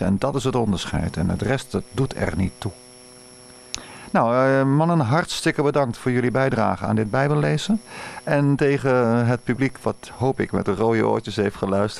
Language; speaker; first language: Dutch; native; Dutch